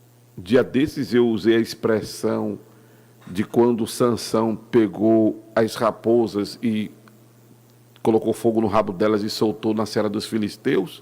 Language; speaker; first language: Portuguese; native; Portuguese